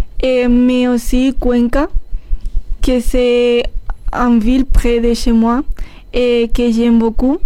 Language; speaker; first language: French; non-native, learner; Spanish